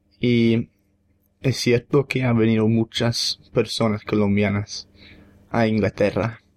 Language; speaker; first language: Spanish; non-native, fluent; English